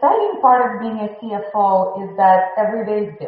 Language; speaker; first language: English; non-native, fluent; Russian